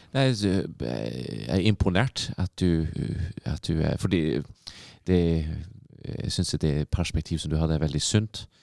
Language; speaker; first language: Norwegian; non-native, fluent; English